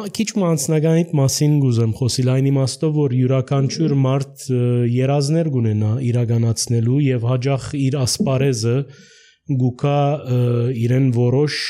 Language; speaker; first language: Armenian; early bilingual, heritage; Armenian